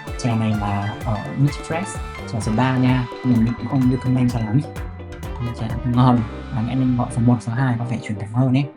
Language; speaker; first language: Vietnamese; native; Vietnamese